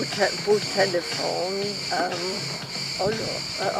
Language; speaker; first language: Turkish; non-native, learner; English